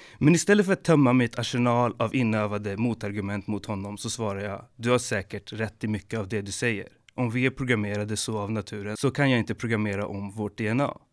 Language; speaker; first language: Swedish; native; Swedish